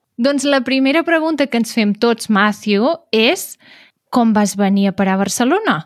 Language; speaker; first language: Catalan; native; Catalan